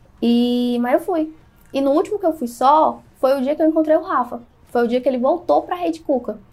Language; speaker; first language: Portuguese; native; Portuguese